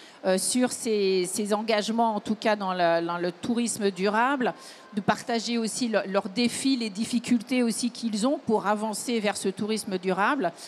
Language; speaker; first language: French; native; French